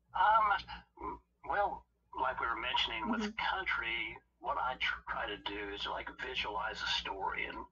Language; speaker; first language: English; native; English